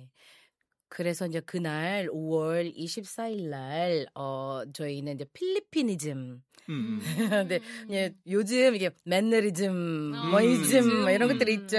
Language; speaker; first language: Korean; non-native, fluent; Filipino